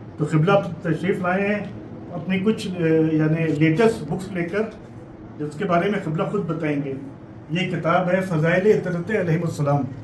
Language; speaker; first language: Urdu; native; Urdu